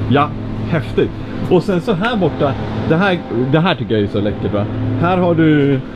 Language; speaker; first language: Swedish; native; Swedish